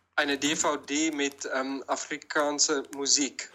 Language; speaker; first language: German; non-native, learner; English